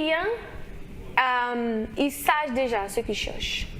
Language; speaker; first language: French; non-native, local second language; Haitian Creole